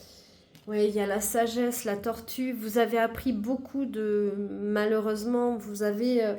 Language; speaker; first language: French; native; French